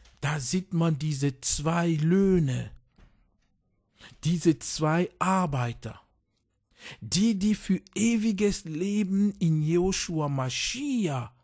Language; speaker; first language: German; non-native, fluent; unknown